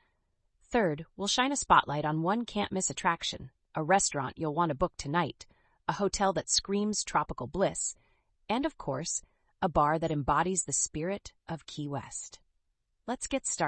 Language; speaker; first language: English; native; English